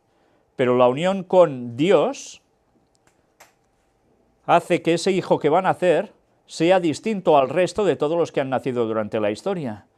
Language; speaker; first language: Spanish; native; Spanish